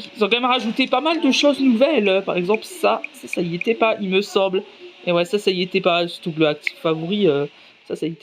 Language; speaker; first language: French; native; French